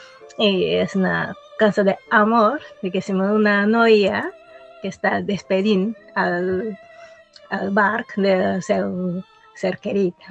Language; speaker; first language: Catalan; non-native, fluent; Japanese